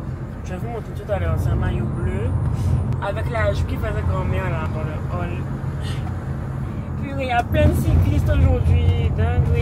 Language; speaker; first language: French; native; French